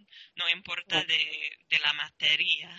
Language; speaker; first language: Spanish; non-native, learner; English